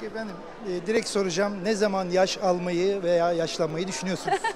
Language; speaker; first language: Turkish; native; Turkish